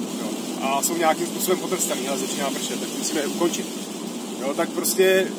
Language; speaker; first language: Czech; native; Czech